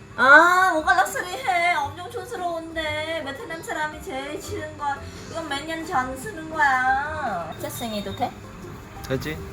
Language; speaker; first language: Korean; non-native, fluent; Vietnamese